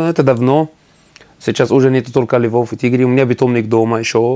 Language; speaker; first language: Russian; non-native, learner; Arabic